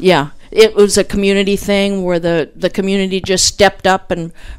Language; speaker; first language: English; native; English